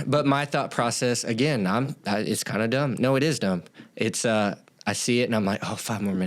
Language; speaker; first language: English; native; English